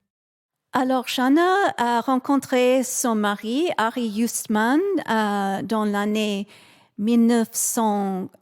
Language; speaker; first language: French; non-native, fluent; English